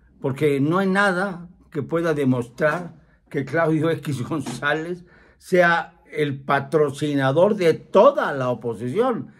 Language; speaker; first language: Spanish; native; Spanish